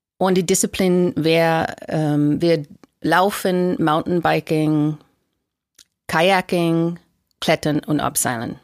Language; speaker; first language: German; non-native, fluent; English